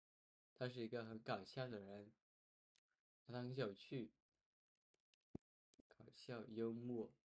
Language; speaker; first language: Chinese; non-native, learner; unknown